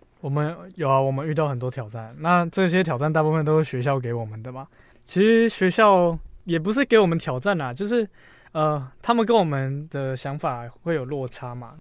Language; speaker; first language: Chinese; native; Chinese